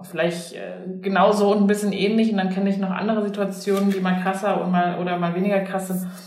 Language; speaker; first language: German; early bilingual, other home language; Chinese